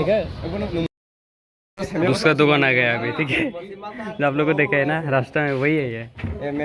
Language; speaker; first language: Hindi; non-native, local second language; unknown